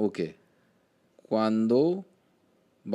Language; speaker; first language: Spanish; non-native, learner; Hindi